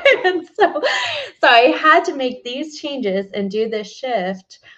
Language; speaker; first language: English; native; English